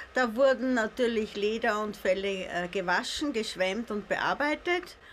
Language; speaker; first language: German; native; German